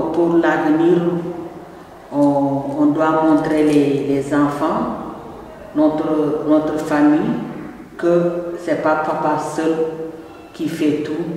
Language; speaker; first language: French; non-native, fluent; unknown